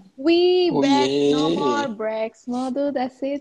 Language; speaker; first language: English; non-native, learner; Indonesian